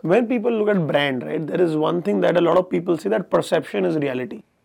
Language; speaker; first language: English; non-native, local second language; Hindi